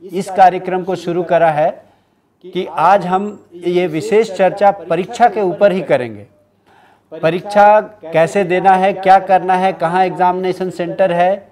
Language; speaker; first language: Hindi; native; Hindi